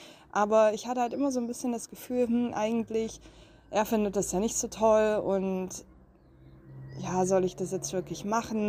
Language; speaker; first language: German; native; German